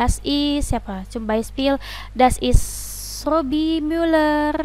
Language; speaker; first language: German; non-native, fluent; Indonesian